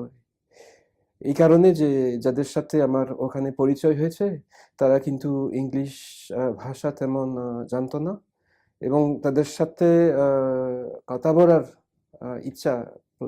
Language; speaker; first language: Bangla; non-native, fluent; French